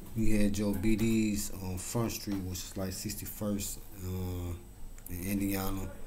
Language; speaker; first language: English; native; English